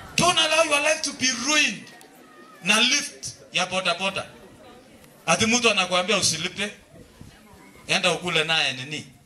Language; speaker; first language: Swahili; non-native, local second language; Kalenjin